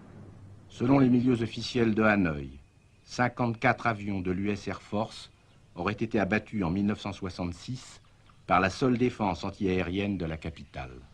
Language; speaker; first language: French; native; French